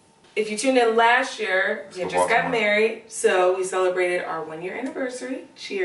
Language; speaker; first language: English; native; English